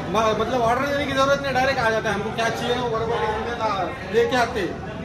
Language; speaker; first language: Hindi; non-native, local second language; Marathi